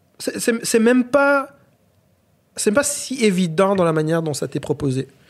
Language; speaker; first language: French; non-native, local second language; Kinyarwanda